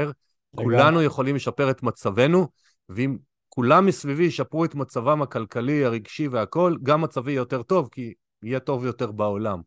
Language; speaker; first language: Hebrew; native; Hebrew